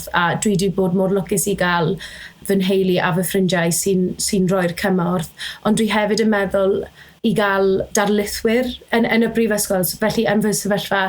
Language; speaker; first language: Welsh; native; Welsh